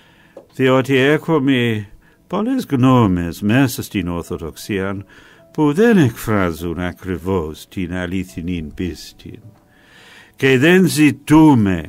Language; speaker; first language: Greek; non-native, fluent; English